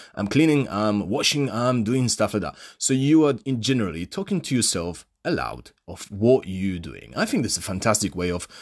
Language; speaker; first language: English; non-native, fluent; Polish